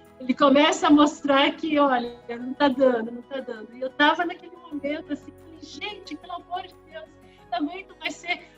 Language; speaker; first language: Portuguese; early bilingual, other home language; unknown